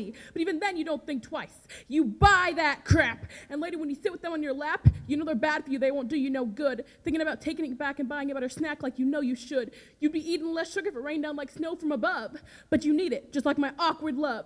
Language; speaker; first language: English; native; English